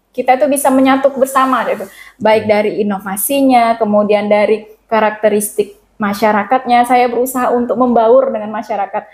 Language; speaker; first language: Indonesian; native; Indonesian